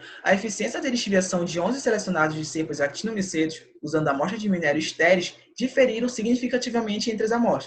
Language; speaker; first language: Portuguese; native; Portuguese